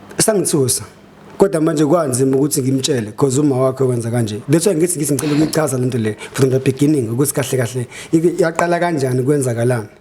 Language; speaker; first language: Zulu; native; Zulu